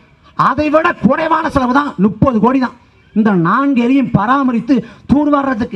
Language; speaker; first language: Tamil; native; Tamil